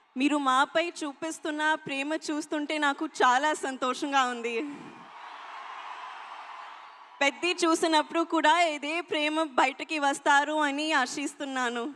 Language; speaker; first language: Telugu; non-native, learner; Hindi